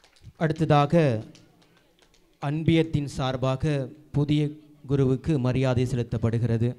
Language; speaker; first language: Tamil; native; Tamil